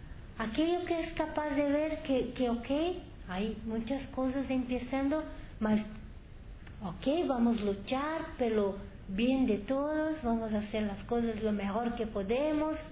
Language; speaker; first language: Spanish; non-native, fluent; Portuguese